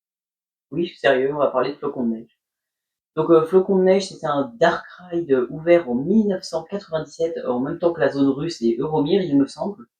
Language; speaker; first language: French; native; French